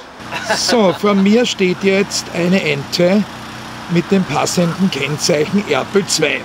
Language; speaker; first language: German; native; German